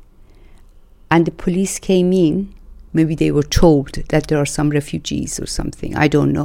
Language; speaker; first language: English; non-native, fluent; Persian